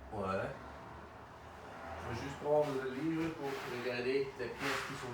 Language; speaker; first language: French; non-native, fluent; Dutch